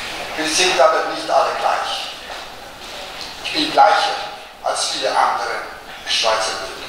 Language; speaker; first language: German; non-native, local second language; Italian